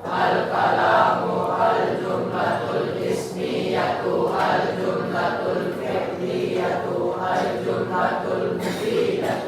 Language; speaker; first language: Arabic; non-native, learner; Indonesian